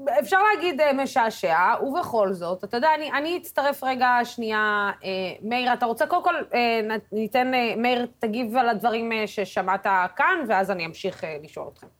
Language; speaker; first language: Hebrew; non-native, local second language; Arabic